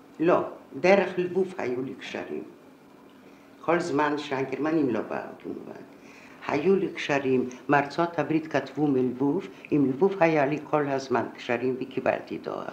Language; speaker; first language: Hebrew; non-native, fluent; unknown